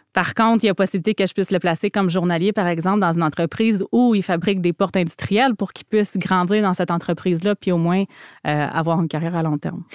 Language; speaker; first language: French; native; French